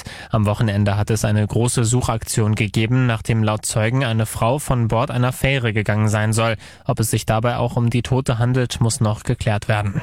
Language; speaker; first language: German; native; German